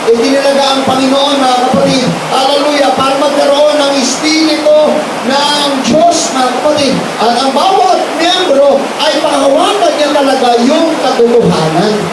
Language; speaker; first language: Filipino; non-native, local second language; Cebuano